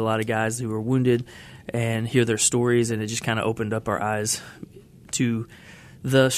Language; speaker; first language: English; native; English